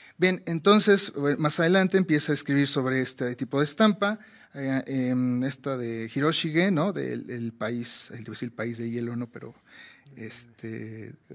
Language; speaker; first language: Spanish; native; Spanish